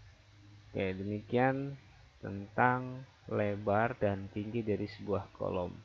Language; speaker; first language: Indonesian; native; Indonesian